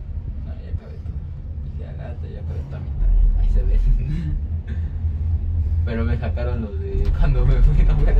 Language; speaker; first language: Spanish; native; Spanish